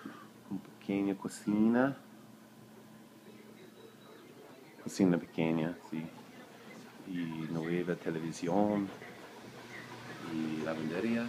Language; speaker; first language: Spanish; non-native, learner; English